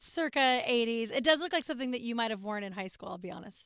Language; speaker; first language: English; native; English